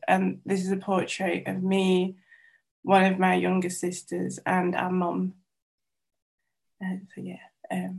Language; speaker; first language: English; non-native, local second language; Welsh